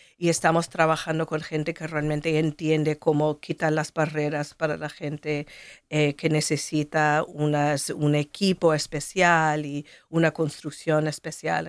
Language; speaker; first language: Spanish; non-native, fluent; English